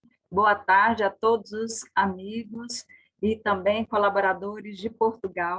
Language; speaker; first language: Portuguese; native; Portuguese